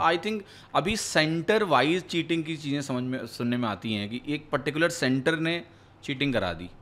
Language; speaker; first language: Hindi; native; Hindi